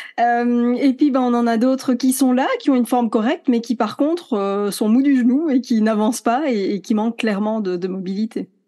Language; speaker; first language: French; native; French